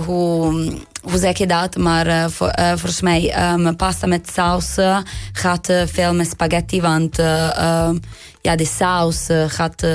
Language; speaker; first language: Dutch; non-native, learner; Italian